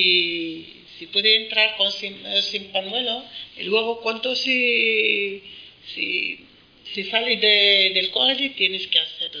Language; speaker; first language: Spanish; non-native, learner; Arabic